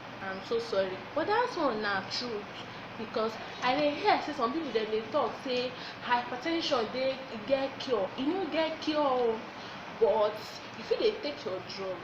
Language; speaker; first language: Nigerian Pidgin; non-native, local second language; Yoruba